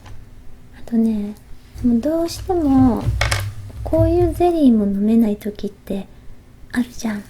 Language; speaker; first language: Japanese; native; Japanese